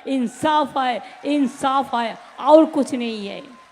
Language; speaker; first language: Hindi; non-native, local second language; Bangla